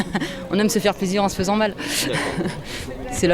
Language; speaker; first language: French; native; French